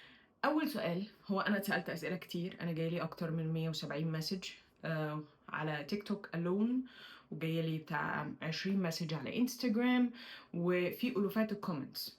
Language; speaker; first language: Arabic; native; Arabic